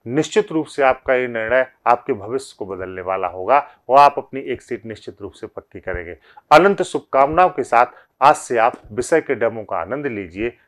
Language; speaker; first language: Hindi; native; Hindi